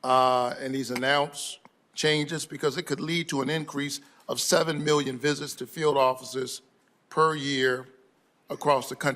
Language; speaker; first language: English; native; English